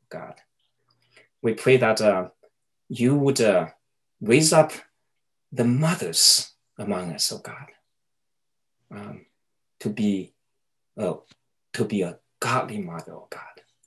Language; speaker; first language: English; non-native, fluent; Chinese